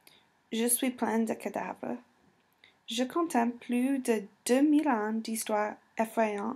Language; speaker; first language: French; non-native, learner; English